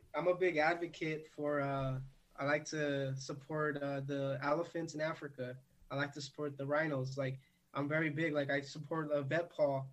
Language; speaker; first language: English; native; English